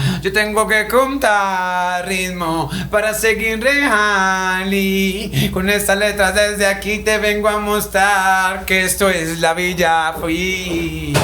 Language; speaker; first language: Spanish; native; Spanish